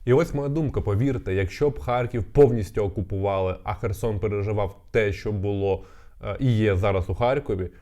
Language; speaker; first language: Ukrainian; non-native, local second language; Russian